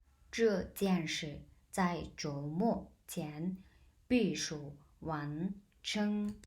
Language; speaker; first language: Chinese; non-native, fluent; Mongolian